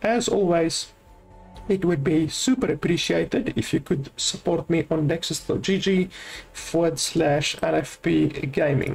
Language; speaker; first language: English; native; English